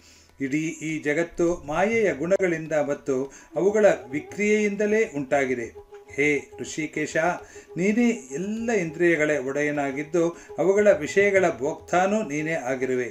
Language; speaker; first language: Kannada; native; Kannada